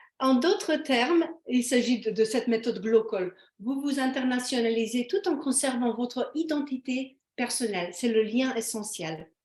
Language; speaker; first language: French; non-native, fluent; Slovenian